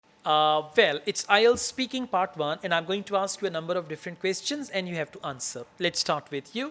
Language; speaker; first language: English; non-native, local second language; Urdu